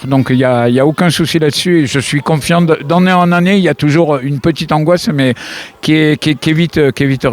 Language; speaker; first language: French; native; French